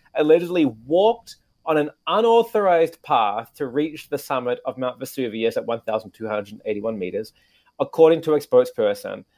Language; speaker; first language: English; native; English